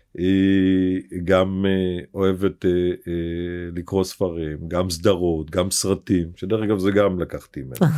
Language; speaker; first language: Hebrew; native; Hebrew